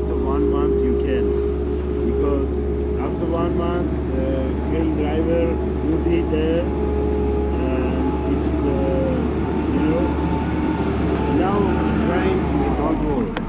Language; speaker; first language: English; non-native, learner; Armenian